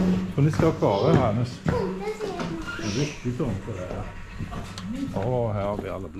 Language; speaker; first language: Swedish; native; Swedish